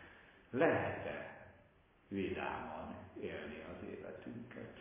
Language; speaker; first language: Hungarian; native; Hungarian